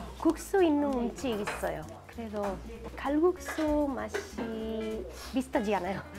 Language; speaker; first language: Korean; non-native, learner; Spanish